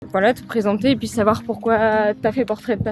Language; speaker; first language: French; native; French